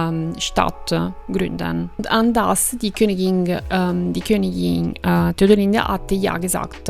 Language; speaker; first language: German; non-native, fluent; Italian